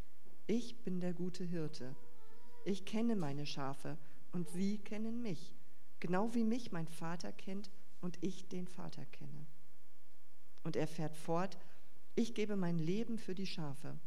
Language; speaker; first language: German; native; German